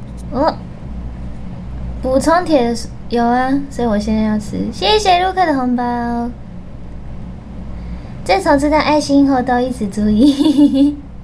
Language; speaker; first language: Chinese; non-native, fluent; Japanese